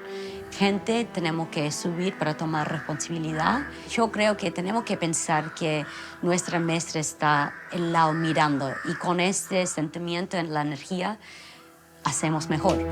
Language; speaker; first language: Spanish; non-native, fluent; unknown